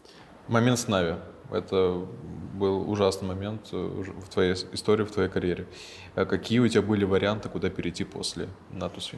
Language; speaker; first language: Russian; native; Russian